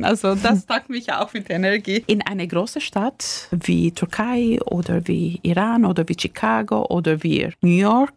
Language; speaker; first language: German; non-native, fluent; Albanian